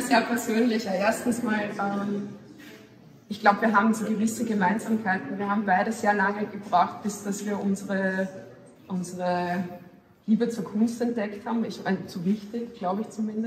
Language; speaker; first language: German; native; German